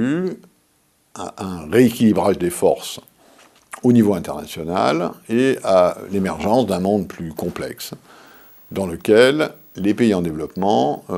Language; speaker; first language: French; native; French